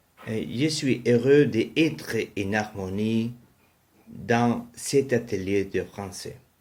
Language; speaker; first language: French; non-native, learner; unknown